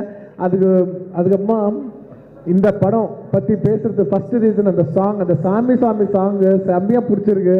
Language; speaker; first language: Tamil; non-native, local second language; Telugu